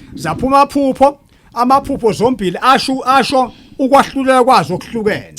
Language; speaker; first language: Zulu; native; Zulu